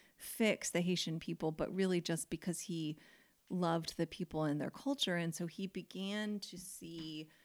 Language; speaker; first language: English; native; English